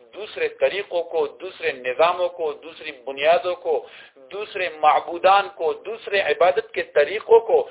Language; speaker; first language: Urdu; non-native, local second language; Pashto